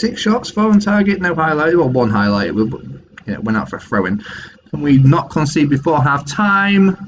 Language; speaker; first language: English; native; English